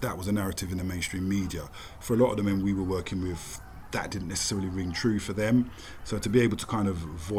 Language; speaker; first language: English; native; English